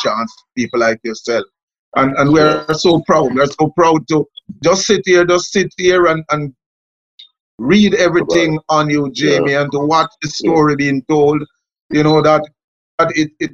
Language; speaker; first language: English; non-native, local second language; Jamaican Creole English